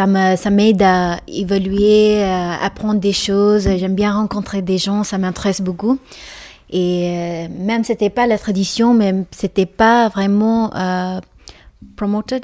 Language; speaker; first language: French; non-native, learner; Malayalam